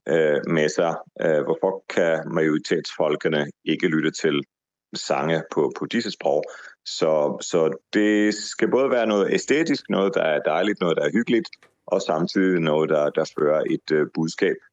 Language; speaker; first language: Danish; non-native, fluent; Hebrew